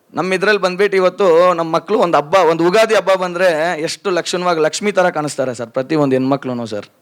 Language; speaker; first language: Kannada; non-native, local second language; Lambadi